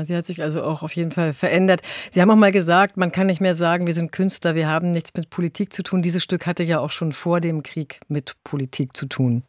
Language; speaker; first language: German; native; German